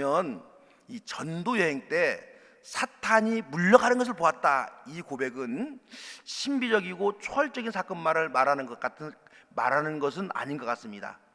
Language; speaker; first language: Korean; native; Korean